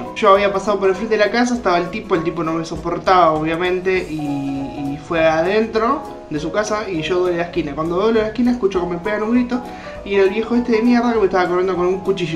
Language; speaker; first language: Spanish; native; Spanish